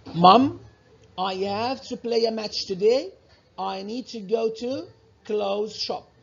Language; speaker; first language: English; non-native, fluent; Arabic